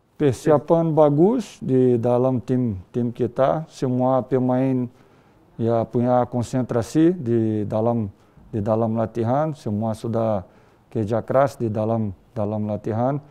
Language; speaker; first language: Indonesian; non-native, learner; Portuguese